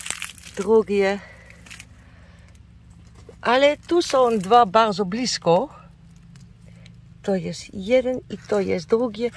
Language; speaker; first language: Polish; non-native, learner; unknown